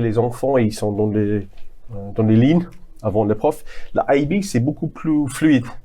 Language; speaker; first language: French; non-native, fluent; English